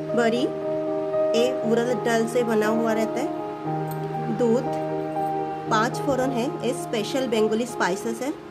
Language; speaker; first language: Hindi; non-native, local second language; Bangla